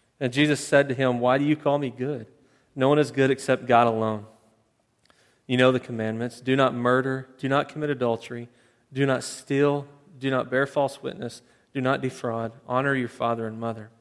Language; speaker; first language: English; native; English